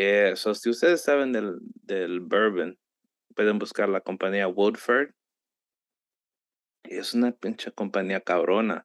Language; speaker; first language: Spanish; early bilingual, heritage; Spanish